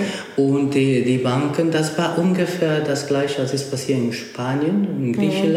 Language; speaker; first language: German; non-native, learner; Spanish